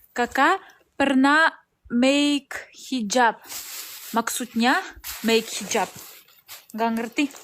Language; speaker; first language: Indonesian; non-native, learner; Russian